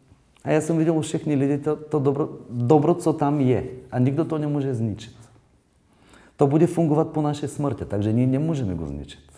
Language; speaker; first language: Czech; non-native, learner; Bulgarian